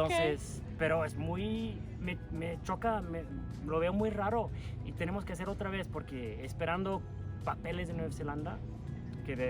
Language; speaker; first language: Spanish; non-native, fluent; English